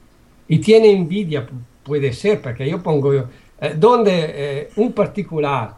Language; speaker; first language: Spanish; non-native, learner; Italian